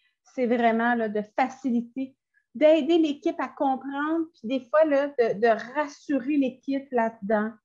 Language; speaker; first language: French; native; French